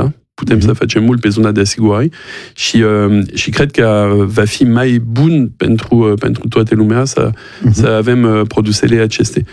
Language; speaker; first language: Romanian; non-native, learner; French